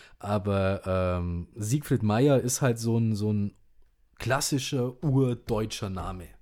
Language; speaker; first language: German; early bilingual, other home language; Indonesian